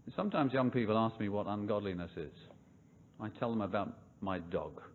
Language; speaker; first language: English; native; English